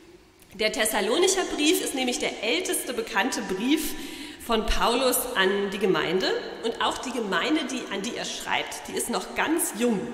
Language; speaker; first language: German; native; German